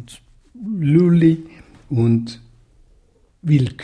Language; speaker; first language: German; non-native, fluent; Russian